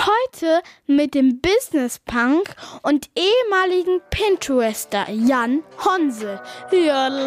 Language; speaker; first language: German; native; German